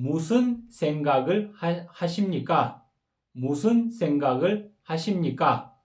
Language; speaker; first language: Korean; non-native, fluent; Kyrgyz